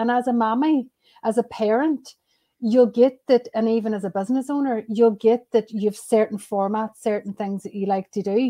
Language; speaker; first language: English; native; English